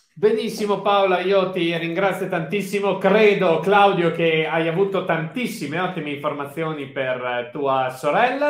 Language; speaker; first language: Italian; native; Italian